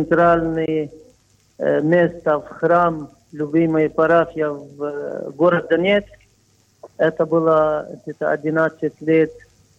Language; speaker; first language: Russian; non-native, fluent; Arabic